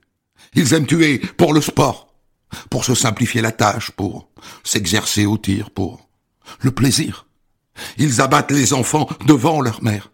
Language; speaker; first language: French; native; French